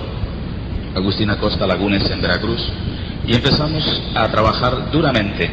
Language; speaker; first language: Spanish; native; Spanish